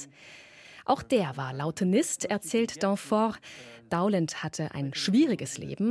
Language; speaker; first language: German; native; German